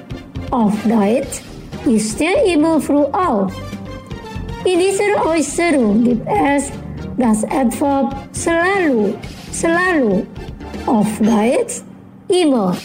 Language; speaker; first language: German; non-native, fluent; Indonesian